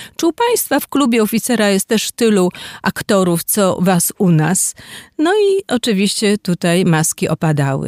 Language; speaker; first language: Polish; native; Polish